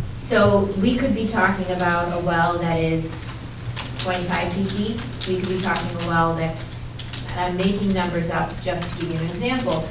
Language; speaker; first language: English; native; English